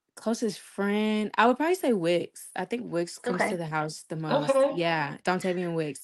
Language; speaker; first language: English; native; English